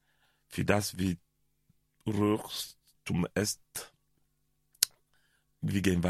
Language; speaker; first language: German; non-native, learner; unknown